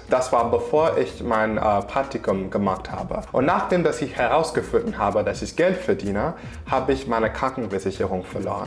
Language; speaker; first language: German; non-native, fluent; English